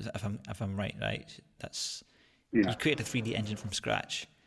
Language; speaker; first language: English; native; English